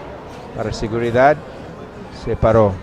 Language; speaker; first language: Spanish; non-native, learner; English